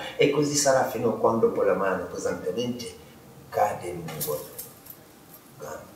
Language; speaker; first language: Italian; non-native, fluent; Wolof